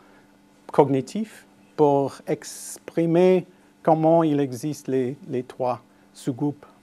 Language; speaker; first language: French; non-native, fluent; English